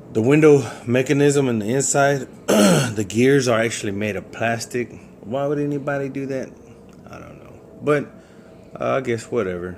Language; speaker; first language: English; native; English